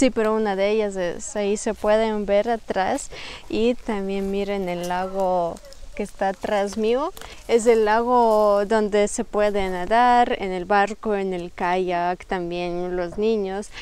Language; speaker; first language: Spanish; non-native, fluent; Ukrainian